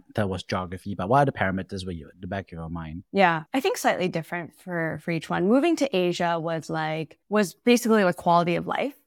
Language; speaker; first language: English; native; English